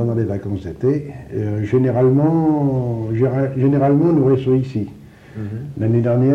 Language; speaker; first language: French; native; French